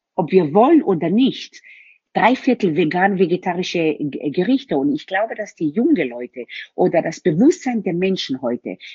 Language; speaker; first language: German; non-native, fluent; Hebrew